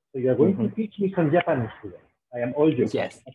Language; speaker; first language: English; non-native, fluent; Spanish